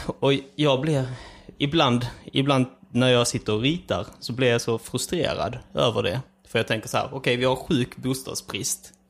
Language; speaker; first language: Swedish; early bilingual, other home language; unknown